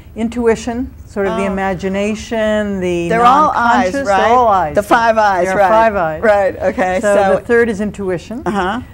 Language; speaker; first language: English; native; English